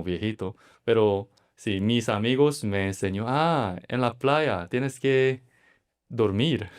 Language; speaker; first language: Spanish; non-native, learner; Korean